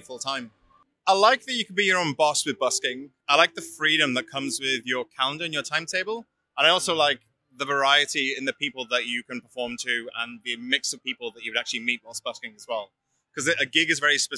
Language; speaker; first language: English; native; English